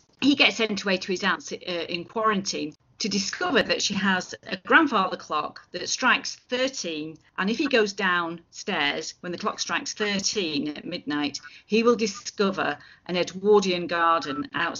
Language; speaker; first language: English; native; English